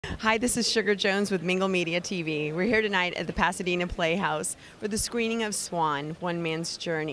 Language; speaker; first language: English; native; English